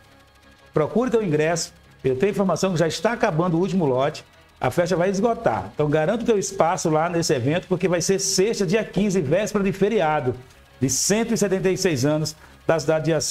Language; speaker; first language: Portuguese; native; Portuguese